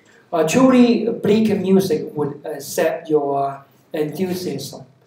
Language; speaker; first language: English; non-native, local second language; Cantonese